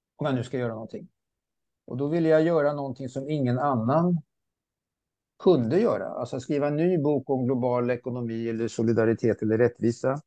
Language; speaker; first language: Swedish; early bilingual, other home language; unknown